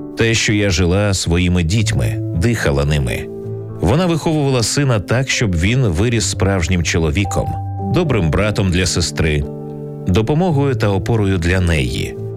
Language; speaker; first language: Ukrainian; native; Ukrainian